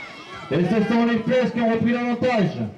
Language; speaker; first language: French; native; French